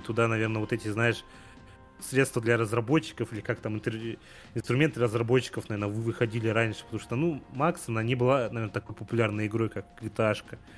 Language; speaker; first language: Russian; native; Russian